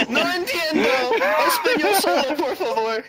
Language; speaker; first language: Spanish; non-native, learner; English